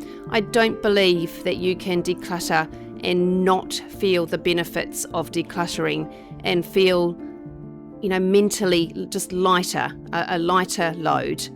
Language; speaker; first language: English; native; English